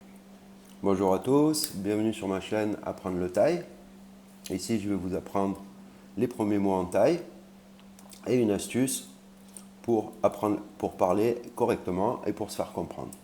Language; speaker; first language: French; native; French